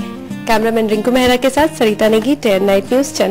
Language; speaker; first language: Hindi; native; Hindi